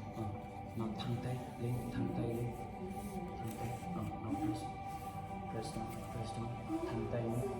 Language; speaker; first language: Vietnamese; non-native, learner; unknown